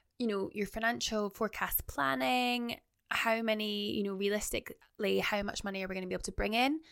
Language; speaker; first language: English; native; English